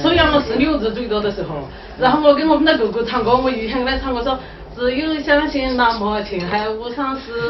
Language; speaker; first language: Chinese; native; Chinese